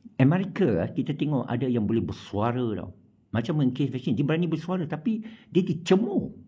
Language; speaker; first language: Malay; non-native, local second language; Chinese